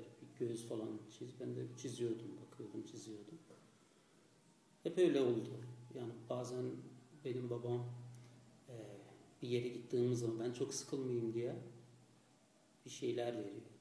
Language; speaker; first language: Turkish; non-native, fluent; Azerbaijani